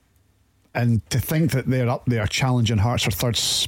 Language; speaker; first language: English; native; English